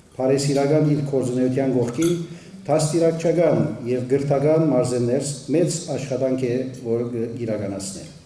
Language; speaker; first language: Armenian; early bilingual, heritage; Armenian